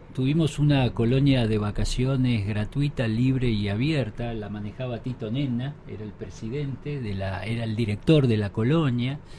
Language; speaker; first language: Spanish; native; Spanish